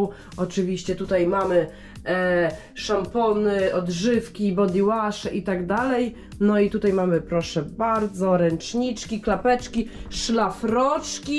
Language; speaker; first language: Polish; native; Polish